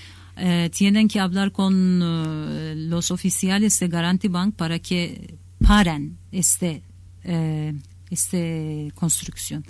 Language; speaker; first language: Spanish; non-native, learner; Kurdish